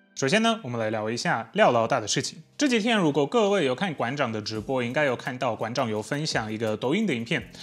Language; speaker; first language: Chinese; non-native, fluent; Polish